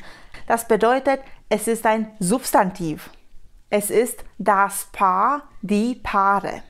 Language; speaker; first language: German; non-native, fluent; Romanian